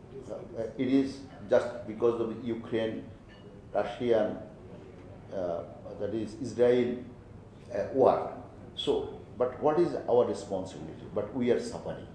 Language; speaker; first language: English; non-native, local second language; Bangla